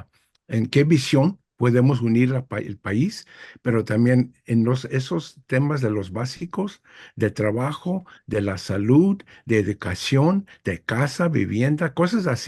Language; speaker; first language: Spanish; early bilingual, heritage; English